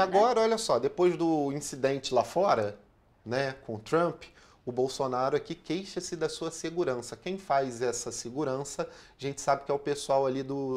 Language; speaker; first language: Portuguese; native; Portuguese